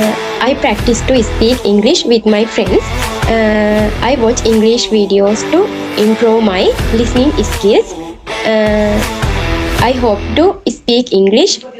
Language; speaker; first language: English; non-native, learner; Sinhala